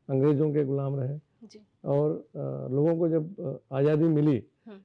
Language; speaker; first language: Hindi; native; Hindi